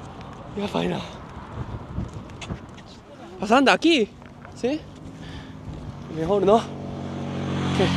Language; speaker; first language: Spanish; non-native, learner; Japanese